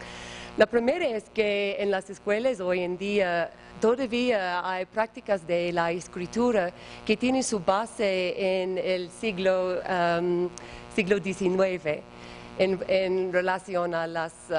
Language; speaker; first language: Spanish; non-native, learner; English